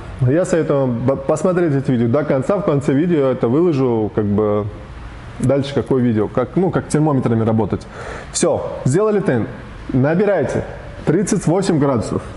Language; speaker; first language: Russian; non-native, local second language; Uzbek